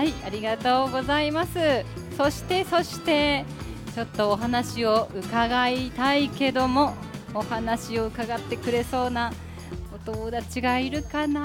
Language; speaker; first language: Japanese; native; Japanese